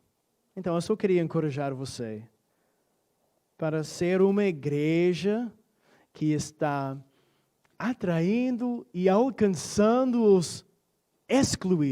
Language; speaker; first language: Portuguese; non-native, fluent; English